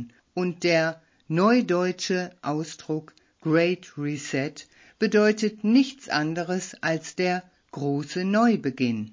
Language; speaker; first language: German; native; German